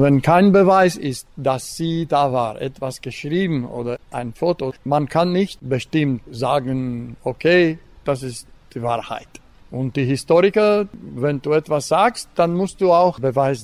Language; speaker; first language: German; non-native, local second language; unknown